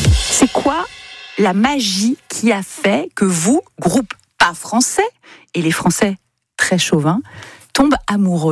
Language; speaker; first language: French; native; French